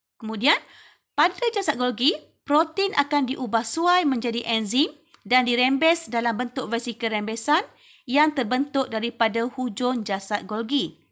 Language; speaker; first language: Malay; native; Malay